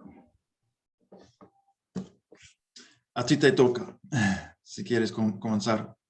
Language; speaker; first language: Spanish; non-native, fluent; English